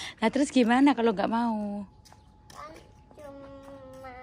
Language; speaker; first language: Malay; non-native, local second language; Javanese